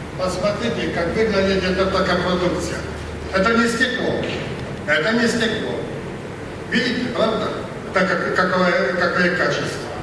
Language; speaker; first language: Russian; non-native, learner; Polish